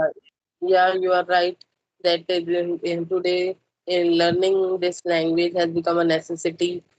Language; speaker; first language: English; non-native, local second language; Hindi